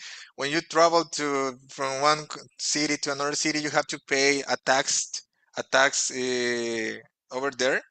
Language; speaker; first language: English; non-native, fluent; Portuguese